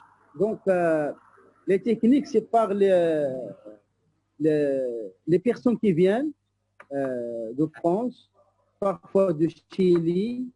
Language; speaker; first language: French; non-native, local second language; Arabic